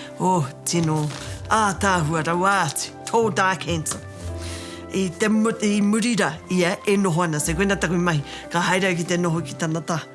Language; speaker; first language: Māori; native; Māori